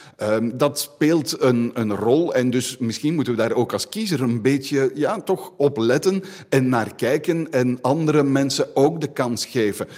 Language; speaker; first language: Dutch; native; Dutch